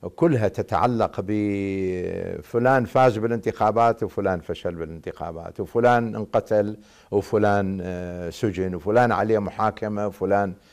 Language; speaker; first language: Arabic; native; Arabic